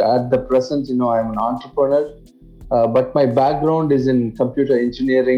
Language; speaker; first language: English; non-native, local second language; Tamil